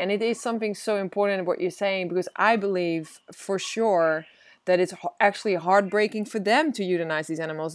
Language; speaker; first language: English; non-native, fluent; Dutch